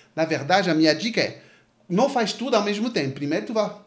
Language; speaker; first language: Portuguese; non-native, fluent; French